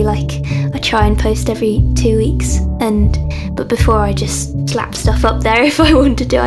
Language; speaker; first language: English; native; English